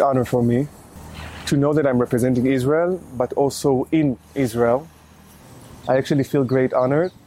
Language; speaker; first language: English; non-native, fluent; Hebrew